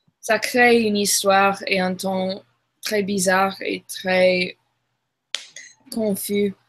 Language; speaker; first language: French; non-native, learner; English